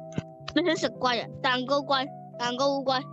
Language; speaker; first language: Chinese; early bilingual, heritage; Cantonese